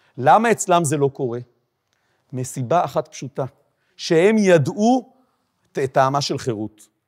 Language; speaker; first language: Hebrew; native; Hebrew